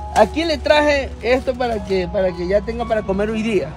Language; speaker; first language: Spanish; native; Spanish